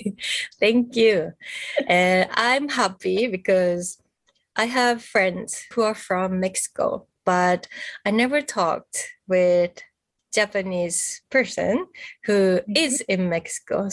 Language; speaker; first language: English; non-native, fluent; Japanese